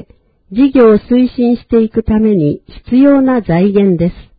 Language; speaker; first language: Japanese; native; Japanese